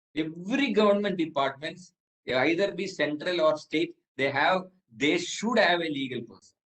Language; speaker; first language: English; non-native, local second language; Malayalam